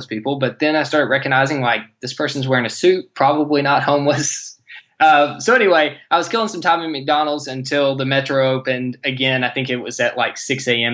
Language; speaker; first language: English; native; English